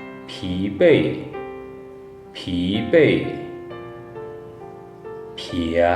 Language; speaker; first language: Chinese; non-native, fluent; Lao